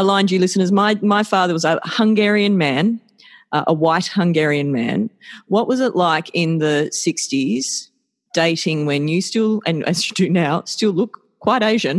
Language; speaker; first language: English; native; English